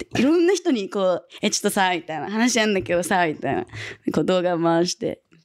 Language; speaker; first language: Japanese; early bilingual, other home language; English